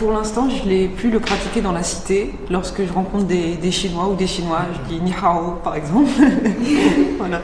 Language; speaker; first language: French; non-native, fluent; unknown